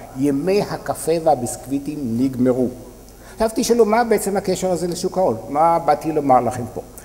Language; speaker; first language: Hebrew; native; Hebrew